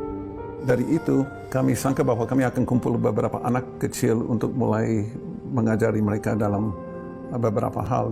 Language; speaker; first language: Indonesian; non-native, fluent; English